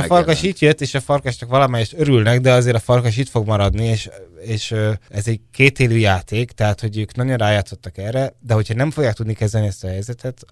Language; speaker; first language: Hungarian; native; Hungarian